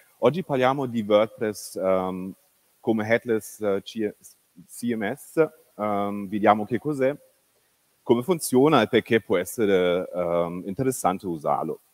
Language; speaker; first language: Italian; non-native, fluent; German